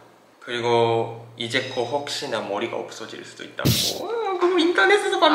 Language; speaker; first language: Korean; non-native, fluent; Japanese